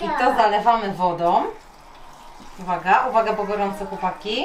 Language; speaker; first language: Polish; native; Polish